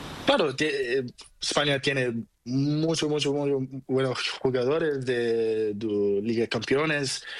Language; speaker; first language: Spanish; non-native, learner; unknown